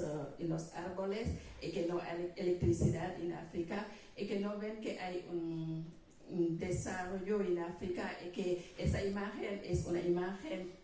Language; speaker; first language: Spanish; non-native, local second language; Wolof